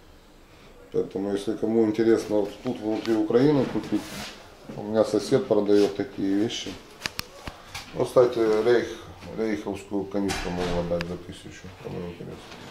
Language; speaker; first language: Russian; native; Russian